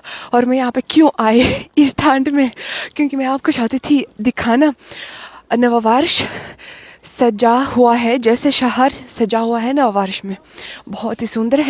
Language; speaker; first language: Hindi; non-native, fluent; Russian